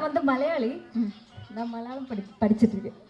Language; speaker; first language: Tamil; non-native, learner; Malayalam